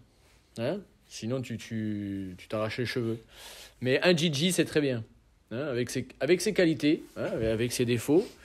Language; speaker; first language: French; native; French